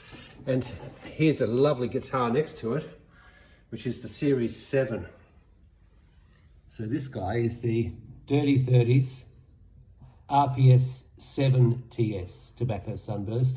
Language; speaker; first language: English; native; English